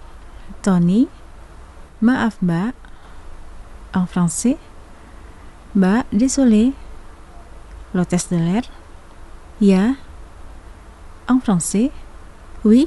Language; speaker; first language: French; non-native, fluent; Indonesian